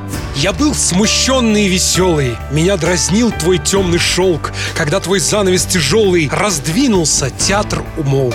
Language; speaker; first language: Russian; native; Russian